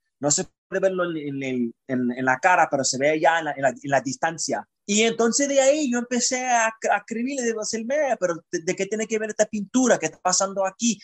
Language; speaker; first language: Spanish; early bilingual, heritage; Spanish